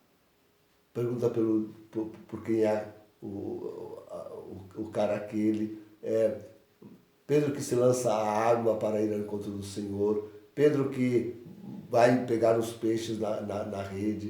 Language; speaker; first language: Portuguese; native; Portuguese